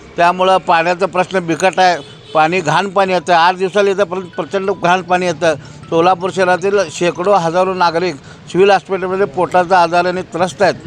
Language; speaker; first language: Marathi; native; Marathi